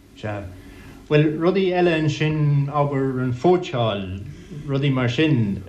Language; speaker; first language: Irish; non-native, local second language; English